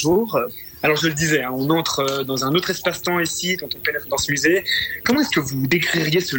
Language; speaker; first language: French; native; French